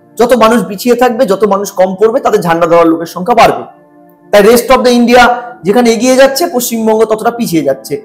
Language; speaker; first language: Bangla; non-native, local second language; Sadri